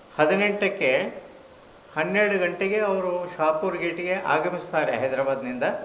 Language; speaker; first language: Kannada; native; Kannada